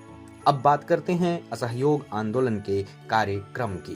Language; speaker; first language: Hindi; native; Hindi